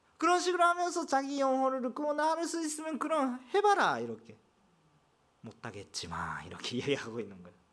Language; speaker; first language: Korean; non-native, fluent; Japanese